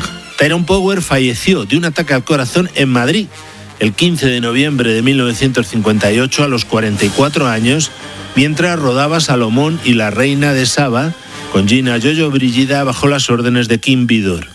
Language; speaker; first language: Spanish; native; Spanish